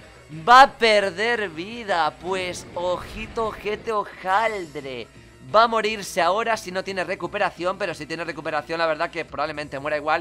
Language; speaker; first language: Spanish; native; Spanish